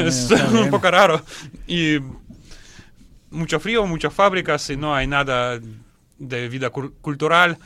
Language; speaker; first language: Spanish; non-native, learner; Russian